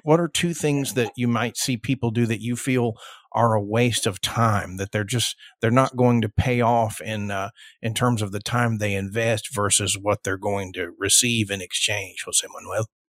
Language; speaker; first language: English; native; English